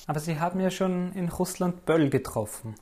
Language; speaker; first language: German; native; German